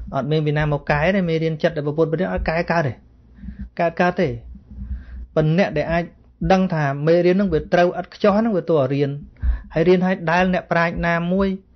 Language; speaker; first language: Khmer; native; Khmer